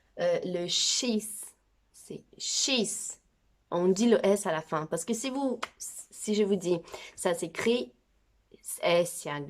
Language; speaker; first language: French; non-native, fluent; Portuguese